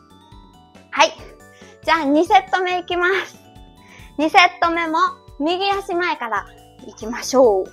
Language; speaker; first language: Japanese; native; Japanese